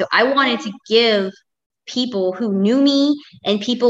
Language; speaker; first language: English; native; English